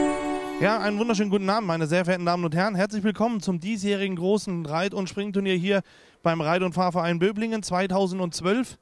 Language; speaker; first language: German; native; German